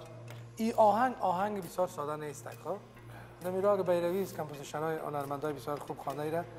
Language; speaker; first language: Persian; native; Persian